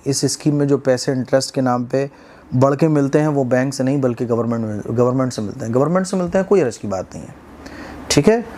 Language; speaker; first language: Urdu; native; Urdu